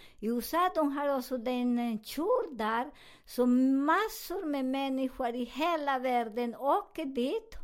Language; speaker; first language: Swedish; non-native, fluent; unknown